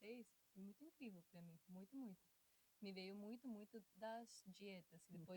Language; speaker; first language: Portuguese; non-native, fluent; Spanish